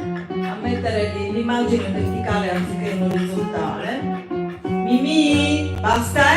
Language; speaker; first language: Italian; native; Italian